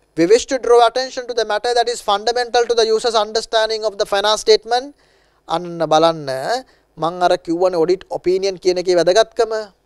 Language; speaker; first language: English; non-native, local second language; Sinhala